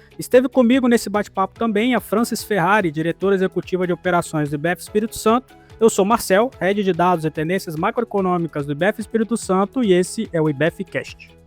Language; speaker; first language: Portuguese; native; Portuguese